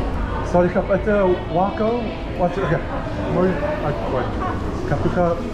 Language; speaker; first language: Russian; non-native, learner; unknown